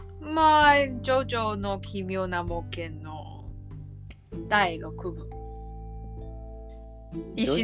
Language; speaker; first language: Japanese; non-native, learner; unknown